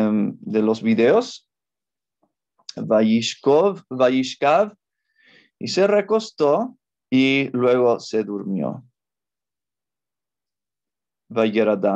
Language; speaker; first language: Spanish; non-native, fluent; English